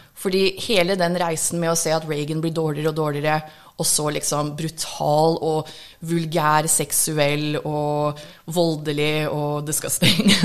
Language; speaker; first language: Norwegian; non-native, fluent; English